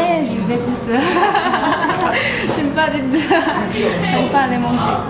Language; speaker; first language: French; non-native, fluent; Korean